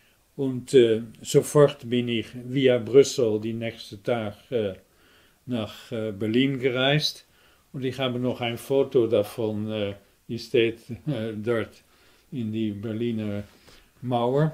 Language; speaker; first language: German; non-native, fluent; Dutch